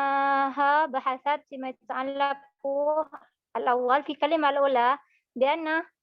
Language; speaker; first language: Arabic; non-native, learner; Indonesian